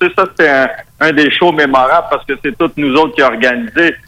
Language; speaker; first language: French; non-native, local second language; Spanish